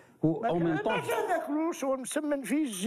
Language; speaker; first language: Arabic; native; Arabic